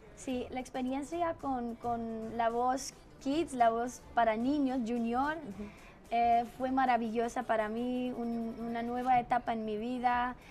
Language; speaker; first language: Spanish; non-native, fluent; Romanian